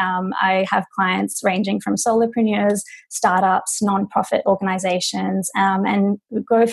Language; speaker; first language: English; native; English